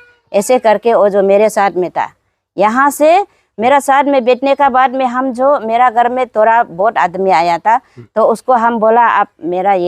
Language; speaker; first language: Hindi; non-native, local second language; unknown